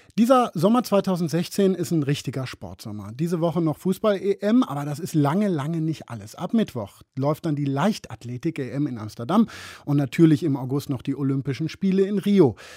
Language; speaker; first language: German; native; German